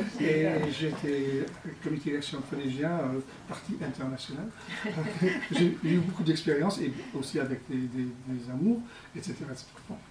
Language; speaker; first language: French; non-native, fluent; English